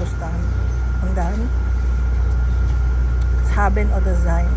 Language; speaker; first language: German; non-native, learner; Filipino